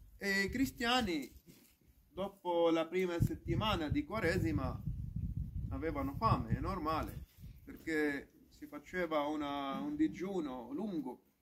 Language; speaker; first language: Italian; non-native, fluent; Arabic